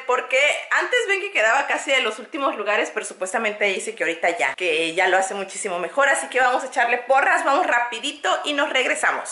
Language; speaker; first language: Spanish; native; Spanish